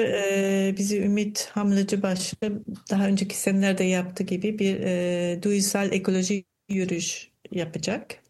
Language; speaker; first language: Turkish; non-native, fluent; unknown